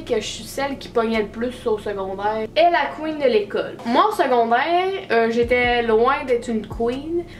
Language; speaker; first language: French; native; French